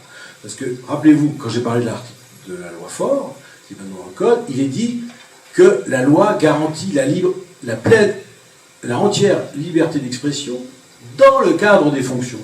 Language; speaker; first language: French; native; French